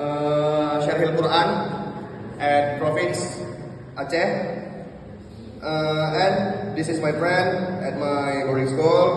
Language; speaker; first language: English; non-native, learner; Indonesian